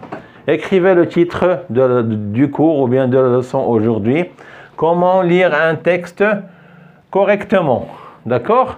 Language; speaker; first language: French; non-native, fluent; Arabic